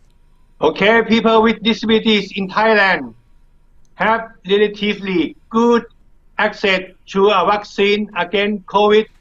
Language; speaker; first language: English; non-native, learner; Thai